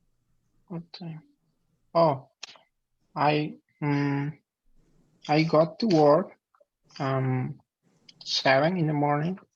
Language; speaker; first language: English; non-native, learner; Spanish